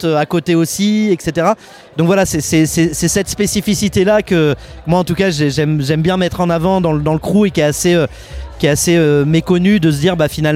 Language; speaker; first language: French; native; French